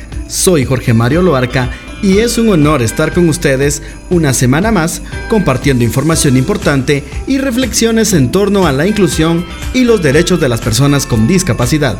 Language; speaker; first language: Spanish; native; Spanish